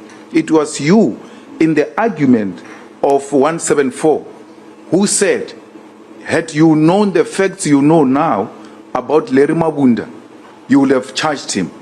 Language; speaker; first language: English; non-native, local second language; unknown